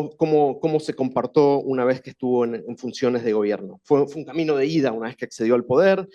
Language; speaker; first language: Spanish; native; Spanish